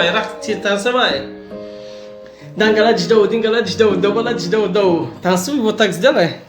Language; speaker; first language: Russian; non-native, local second language; Tajik